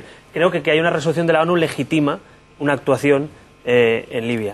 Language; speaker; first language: Spanish; native; Spanish